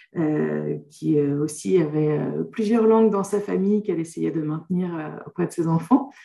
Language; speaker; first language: French; native; French